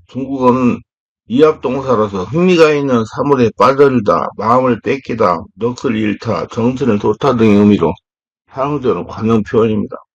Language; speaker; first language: Korean; native; Korean